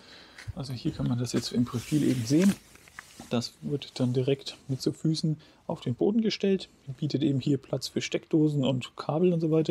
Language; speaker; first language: German; native; German